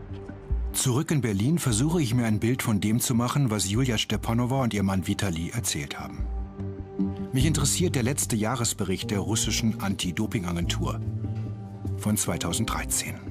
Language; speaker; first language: German; native; German